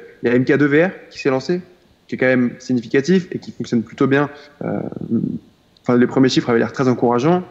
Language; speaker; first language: French; native; French